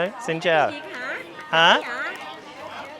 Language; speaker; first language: Vietnamese; non-native, learner; English